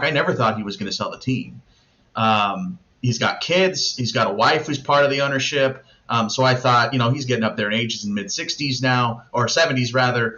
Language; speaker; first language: English; native; English